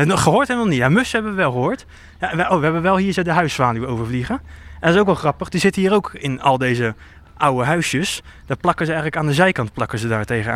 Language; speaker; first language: Dutch; native; Dutch